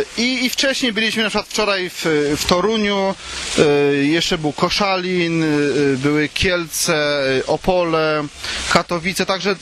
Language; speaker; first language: Polish; native; Polish